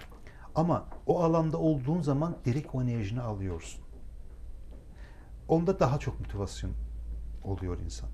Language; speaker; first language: Turkish; non-native, local second language; Azerbaijani